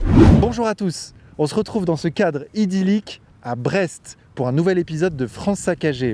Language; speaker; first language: French; native; French